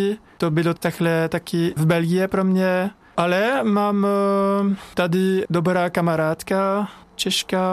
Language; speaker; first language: Czech; non-native, learner; French